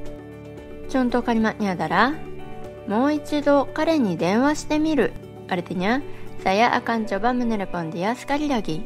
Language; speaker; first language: Japanese; non-native, fluent; Indonesian